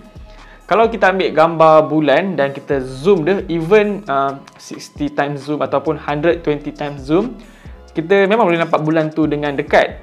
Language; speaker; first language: Malay; native; Malay